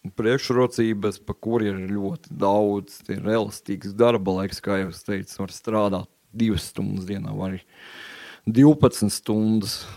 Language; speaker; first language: Latvian; native; Latvian